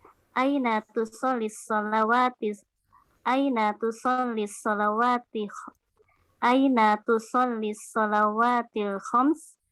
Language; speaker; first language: Arabic; non-native, learner; Indonesian